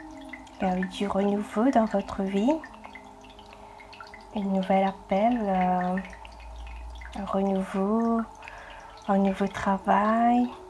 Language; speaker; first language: French; non-native, fluent; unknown